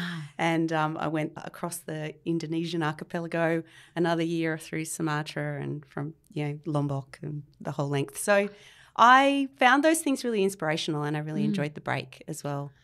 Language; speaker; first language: English; native; English